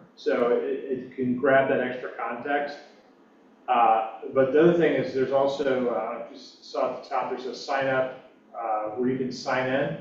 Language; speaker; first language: English; native; English